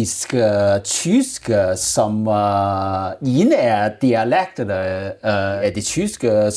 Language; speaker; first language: Danish; non-native, learner; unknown